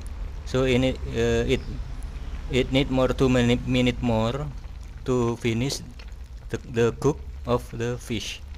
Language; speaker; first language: English; non-native, learner; Indonesian